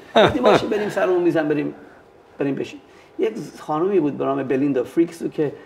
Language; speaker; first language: Persian; native; Persian